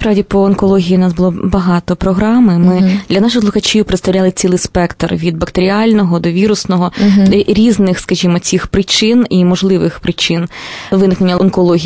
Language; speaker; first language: Ukrainian; native; Ukrainian